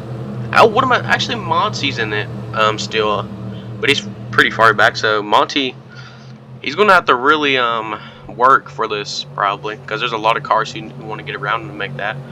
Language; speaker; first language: English; native; English